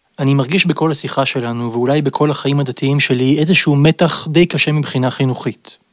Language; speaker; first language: Hebrew; native; Hebrew